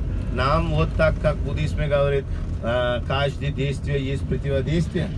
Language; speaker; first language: Russian; non-native, learner; Sinhala